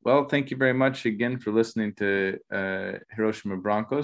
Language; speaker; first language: English; native; English